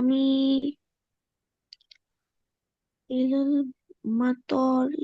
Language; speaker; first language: Arabic; non-native, learner; Bangla